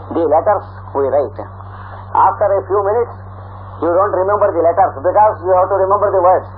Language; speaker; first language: English; non-native, local second language; Telugu